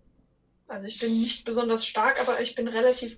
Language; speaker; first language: German; native; German